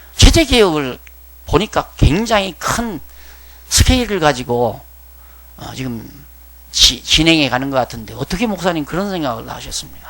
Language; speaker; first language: Korean; native; Korean